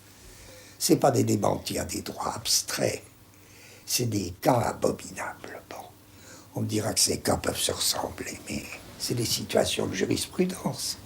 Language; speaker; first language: French; native; French